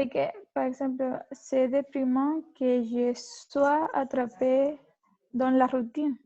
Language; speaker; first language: French; non-native, learner; Spanish